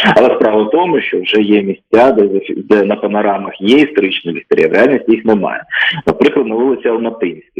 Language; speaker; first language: Ukrainian; native; Ukrainian